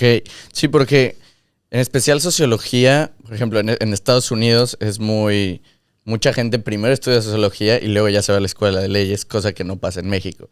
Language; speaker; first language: Spanish; native; Spanish